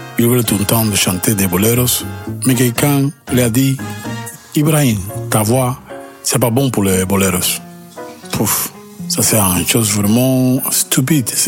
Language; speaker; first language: French; non-native, learner; Spanish